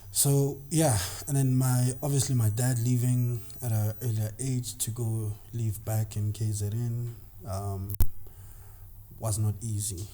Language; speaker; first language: English; non-native, local second language; Zulu